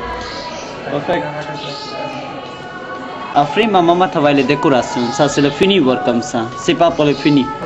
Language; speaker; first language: French; non-native, learner; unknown